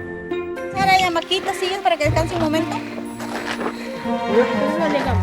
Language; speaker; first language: Spanish; native; Spanish